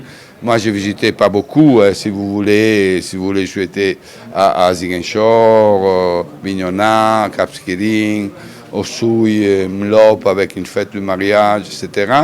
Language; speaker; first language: French; non-native, fluent; Italian